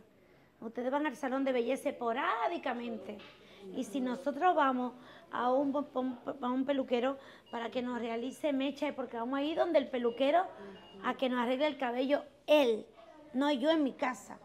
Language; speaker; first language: Spanish; native; Spanish